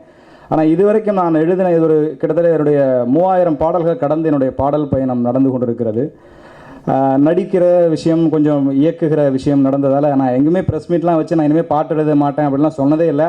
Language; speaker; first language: Tamil; native; Tamil